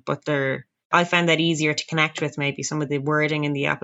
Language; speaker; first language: English; native; English